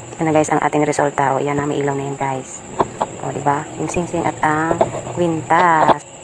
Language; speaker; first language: Filipino; non-native, local second language; Bikol